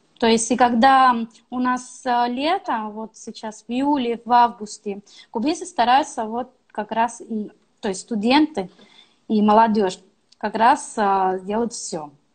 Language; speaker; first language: Russian; non-native, fluent; Spanish